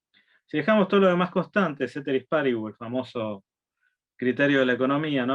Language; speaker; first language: Spanish; native; Spanish